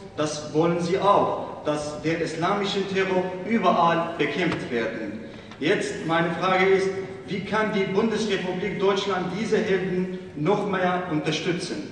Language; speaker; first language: German; non-native, fluent; Arabic